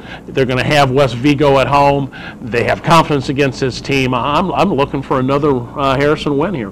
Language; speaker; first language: English; native; English